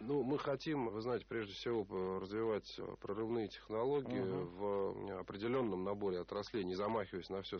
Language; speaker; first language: Russian; native; Russian